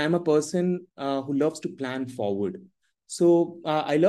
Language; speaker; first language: English; non-native, local second language; Hindi